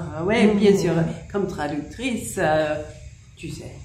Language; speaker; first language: French; non-native, learner; English